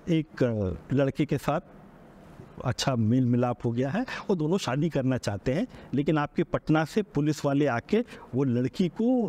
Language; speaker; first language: Hindi; native; Hindi